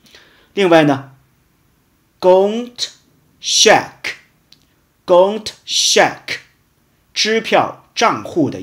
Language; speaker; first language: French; non-native, fluent; Chinese